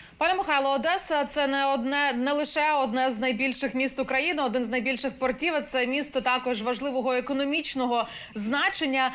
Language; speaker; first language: Ukrainian; native; Ukrainian